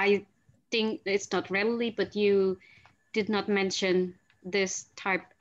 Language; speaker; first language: English; non-native, fluent; Indonesian